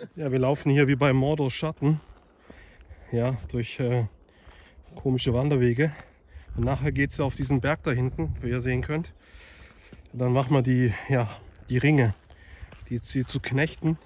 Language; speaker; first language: German; native; German